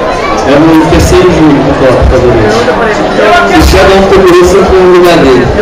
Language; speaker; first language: Portuguese; native; Portuguese